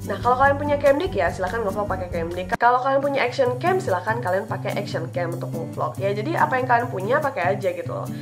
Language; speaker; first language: Indonesian; non-native, local second language; Minangkabau